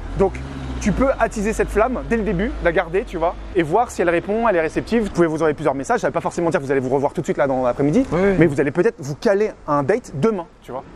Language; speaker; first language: French; native; French